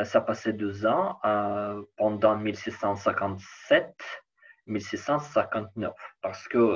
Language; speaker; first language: French; non-native, learner; Ukrainian